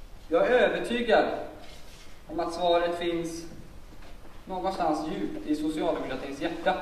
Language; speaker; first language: Swedish; native; Swedish